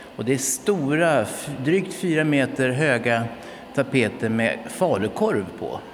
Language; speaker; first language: Swedish; native; Swedish